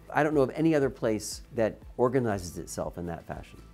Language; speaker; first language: English; native; English